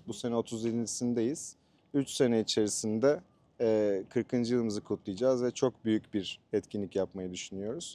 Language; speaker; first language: Turkish; native; Turkish